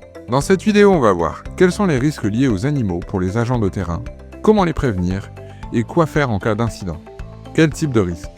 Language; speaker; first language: French; native; French